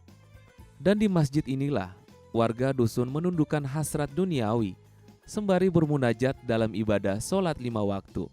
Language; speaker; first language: Indonesian; native; Indonesian